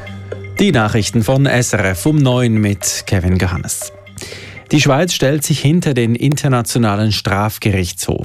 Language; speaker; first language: German; native; German